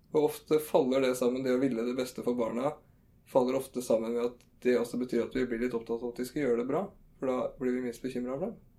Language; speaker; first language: Norwegian; native; Norwegian